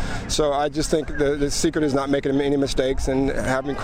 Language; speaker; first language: English; native; English